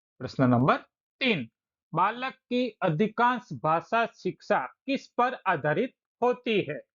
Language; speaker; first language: Hindi; non-native, local second language; Gujarati